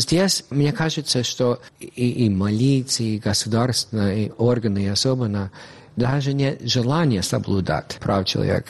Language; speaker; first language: Russian; non-native, fluent; English